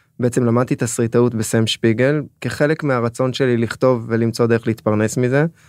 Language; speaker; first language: Hebrew; early bilingual, other home language; French